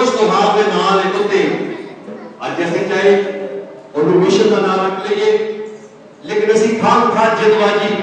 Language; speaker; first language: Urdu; non-native, local second language; Punjabi